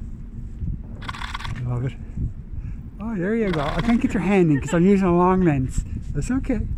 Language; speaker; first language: English; native; English